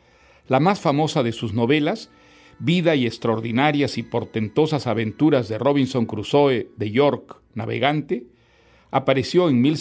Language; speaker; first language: Spanish; native; Spanish